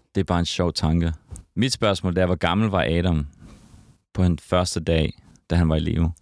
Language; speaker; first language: Danish; native; Danish